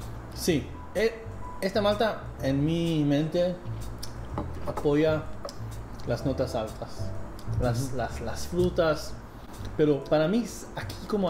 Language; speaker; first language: Spanish; non-native, fluent; English